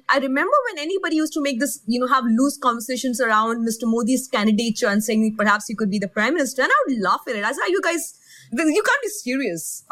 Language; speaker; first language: English; non-native, local second language; Urdu